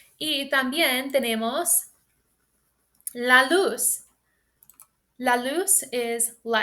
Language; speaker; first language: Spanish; non-native, fluent; English